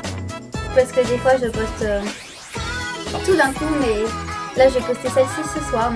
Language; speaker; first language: French; native; French